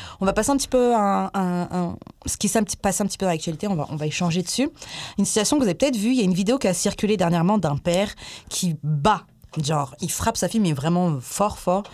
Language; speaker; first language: French; native; French